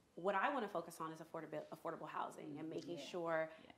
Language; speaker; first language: English; native; English